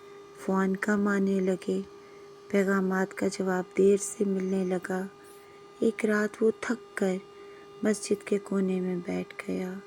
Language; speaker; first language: Urdu; native; Urdu